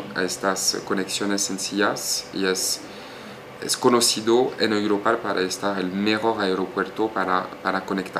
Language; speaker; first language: Spanish; non-native, fluent; French